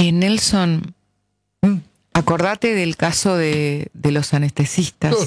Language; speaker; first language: Spanish; native; Spanish